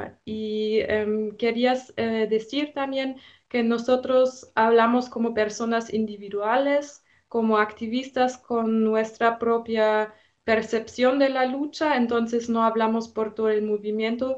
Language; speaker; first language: Spanish; non-native, fluent; German